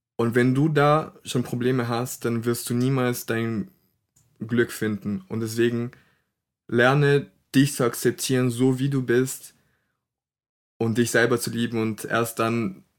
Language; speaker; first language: German; non-native, fluent; Portuguese